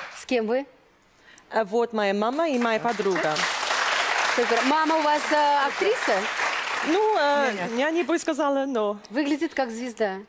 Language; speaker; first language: Russian; non-native, learner; English